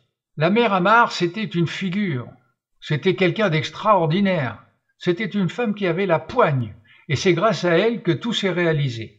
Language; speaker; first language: French; native; French